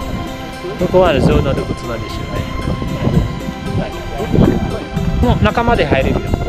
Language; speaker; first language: Japanese; non-native, learner; Indonesian